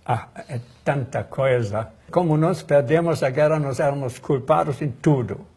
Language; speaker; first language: Portuguese; non-native, fluent; German